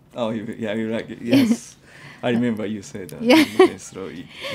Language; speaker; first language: English; non-native, fluent; Japanese